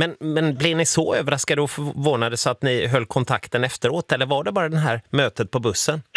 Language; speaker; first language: Swedish; native; Swedish